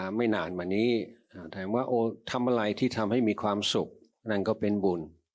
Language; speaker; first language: Thai; non-native, fluent; English